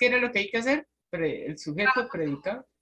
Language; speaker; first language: Spanish; native; Spanish